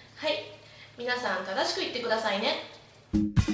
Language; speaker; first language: Japanese; native; Japanese